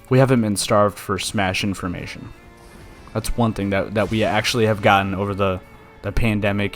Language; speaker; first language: English; native; English